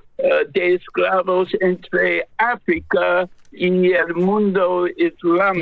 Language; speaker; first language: Spanish; non-native, fluent; English